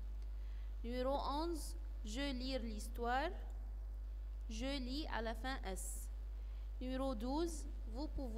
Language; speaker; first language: French; non-native, fluent; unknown